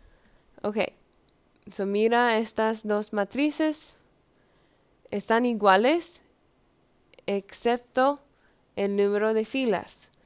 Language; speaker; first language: Spanish; early bilingual, heritage; Spanish